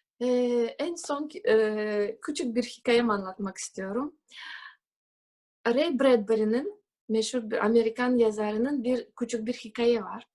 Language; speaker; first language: Turkish; non-native, fluent; Russian